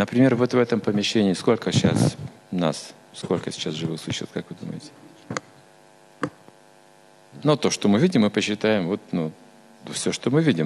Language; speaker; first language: Russian; native; Russian